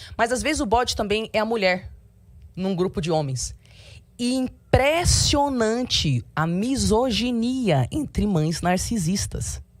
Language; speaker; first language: Portuguese; early bilingual, heritage; Portuguese